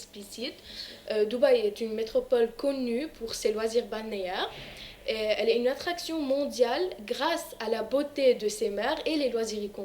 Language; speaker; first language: French; non-native, local second language; Arabic